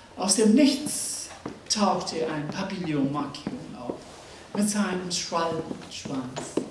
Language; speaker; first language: German; non-native, fluent; Nepali